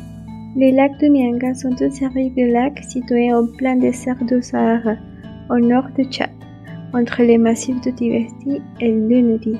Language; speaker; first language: French; non-native, learner; Portuguese